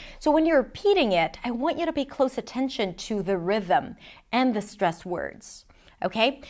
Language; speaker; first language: English; non-native, fluent; Hebrew